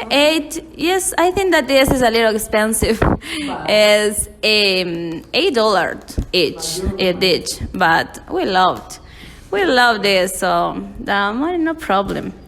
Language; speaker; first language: English; non-native, learner; Spanish